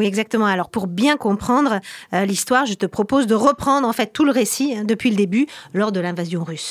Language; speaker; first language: French; native; French